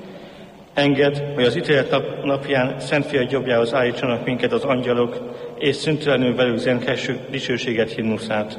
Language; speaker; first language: Hungarian; native; Hungarian